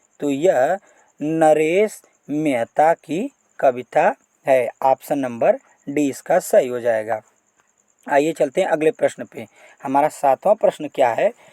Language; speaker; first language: Hindi; native; Hindi